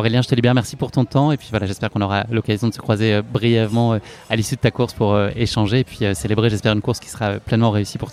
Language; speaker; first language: French; native; French